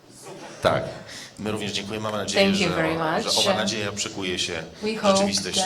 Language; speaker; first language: Polish; native; Polish